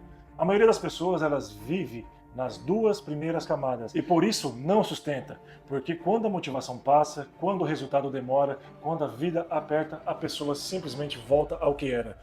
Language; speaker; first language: Portuguese; native; Portuguese